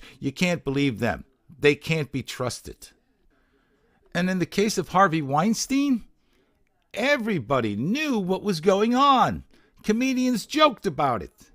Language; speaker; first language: English; native; English